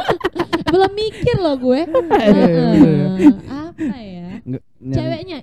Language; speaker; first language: Indonesian; native; Indonesian